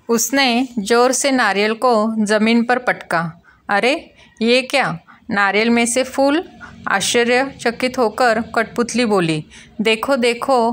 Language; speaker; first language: Hindi; non-native, local second language; Marathi